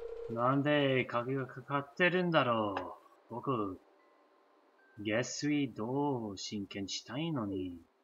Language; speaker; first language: Japanese; non-native, learner; English